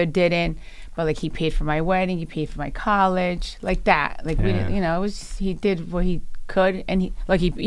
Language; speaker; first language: English; early bilingual, other home language; Italian